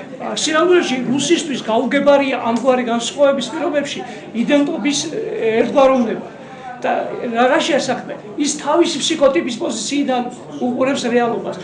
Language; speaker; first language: Georgian; native; Georgian